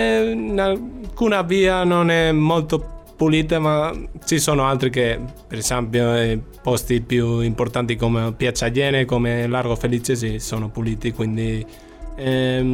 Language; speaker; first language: Italian; non-native, fluent; Spanish